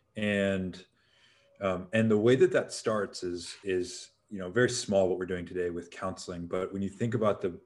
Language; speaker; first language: English; native; English